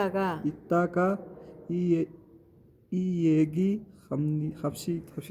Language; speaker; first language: Korean; non-native, fluent; Mongolian